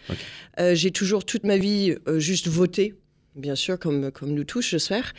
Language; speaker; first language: French; non-native, fluent; English